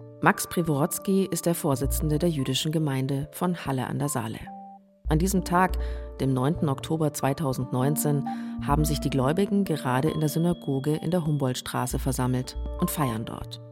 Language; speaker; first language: German; native; German